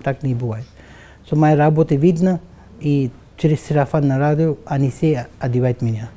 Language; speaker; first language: Russian; non-native, learner; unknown